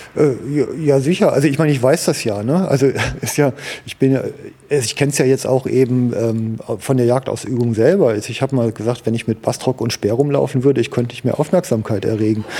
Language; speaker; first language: German; native; German